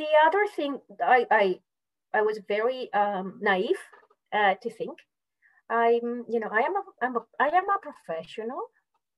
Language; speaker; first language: English; non-native, fluent; Spanish